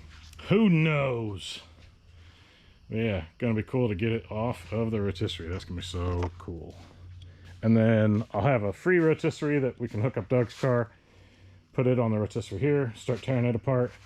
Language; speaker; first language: English; native; English